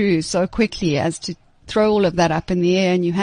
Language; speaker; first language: English; native; English